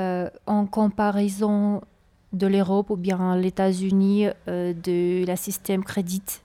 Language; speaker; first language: French; non-native, learner; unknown